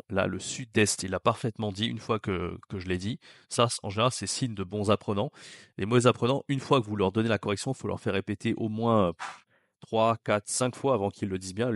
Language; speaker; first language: French; native; French